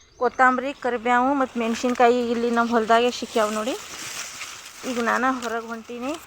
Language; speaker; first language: Kannada; native; Kannada